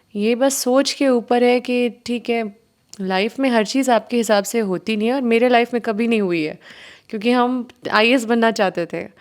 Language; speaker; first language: Hindi; native; Hindi